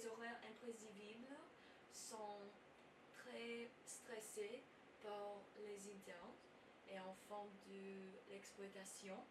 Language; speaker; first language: French; non-native, learner; English